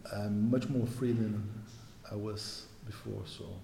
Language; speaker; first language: English; non-native, fluent; Portuguese